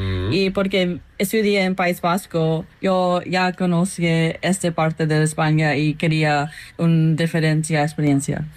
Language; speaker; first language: Spanish; non-native, fluent; English